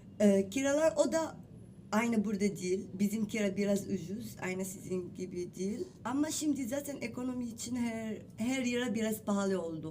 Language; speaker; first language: Turkish; non-native, learner; Arabic